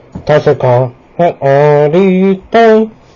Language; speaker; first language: Japanese; non-native, learner; English